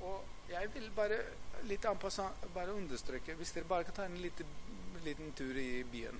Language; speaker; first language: Norwegian; non-native, fluent; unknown